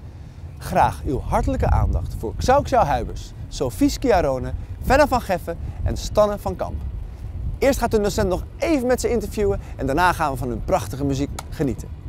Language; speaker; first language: Dutch; native; Dutch